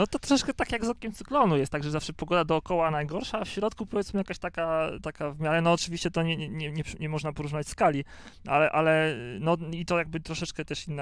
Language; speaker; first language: Polish; native; Polish